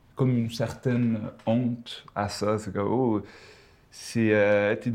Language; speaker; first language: French; early bilingual, other home language; Spanish